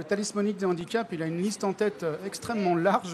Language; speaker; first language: French; native; French